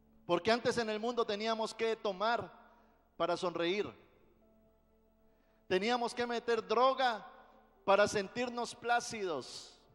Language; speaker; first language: Spanish; native; Spanish